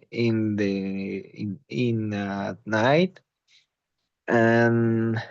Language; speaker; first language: English; non-native, learner; Spanish